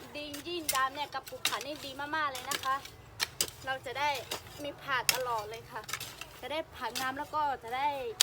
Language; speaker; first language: Thai; non-native, local second language; Lahu